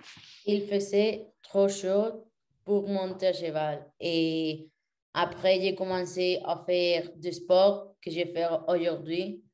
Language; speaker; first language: French; non-native, learner; Spanish